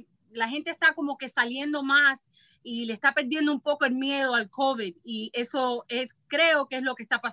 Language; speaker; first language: Spanish; early bilingual, heritage; Spanish